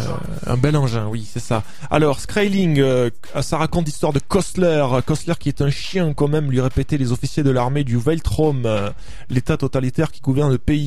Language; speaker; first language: French; native; French